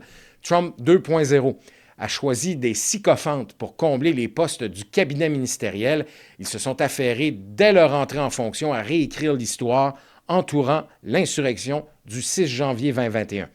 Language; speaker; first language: French; native; French